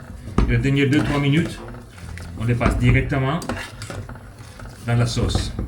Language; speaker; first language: French; non-native, fluent; Italian